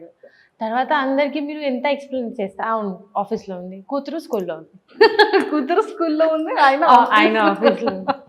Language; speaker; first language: Telugu; non-native, learner; Bangla